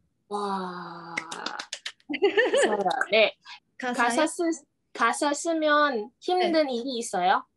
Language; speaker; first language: Korean; non-native, learner; Indonesian